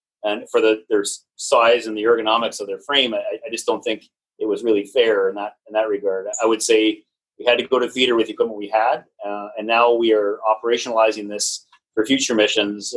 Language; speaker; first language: English; native; English